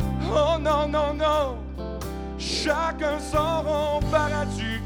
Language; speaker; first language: French; native; French